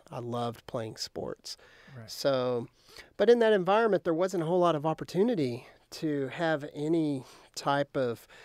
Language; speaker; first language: English; native; English